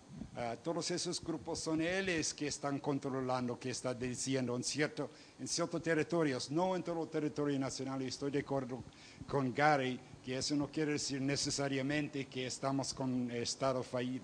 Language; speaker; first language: Portuguese; non-native, fluent; Spanish